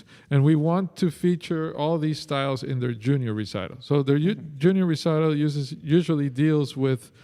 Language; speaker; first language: English; non-native, fluent; Spanish